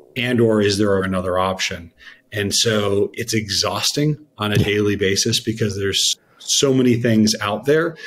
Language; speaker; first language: English; native; English